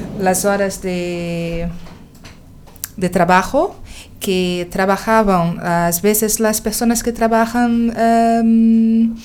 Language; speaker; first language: Spanish; non-native, learner; Portuguese